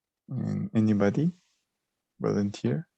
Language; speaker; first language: English; non-native, learner; Korean